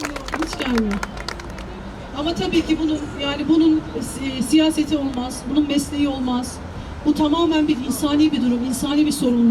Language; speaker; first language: Turkish; native; Turkish